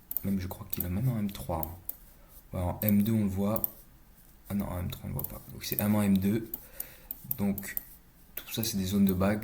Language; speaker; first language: French; native; French